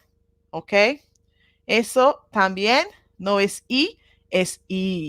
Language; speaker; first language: Spanish; non-native, learner; Japanese